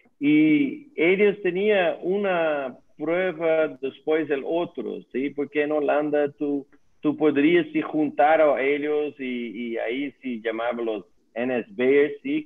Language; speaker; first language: Spanish; non-native, learner; Dutch